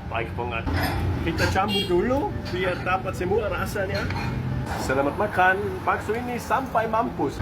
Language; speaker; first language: Indonesian; non-native, fluent; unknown